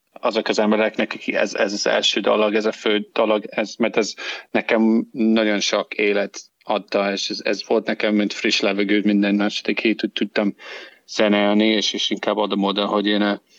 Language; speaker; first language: Hungarian; non-native, learner; English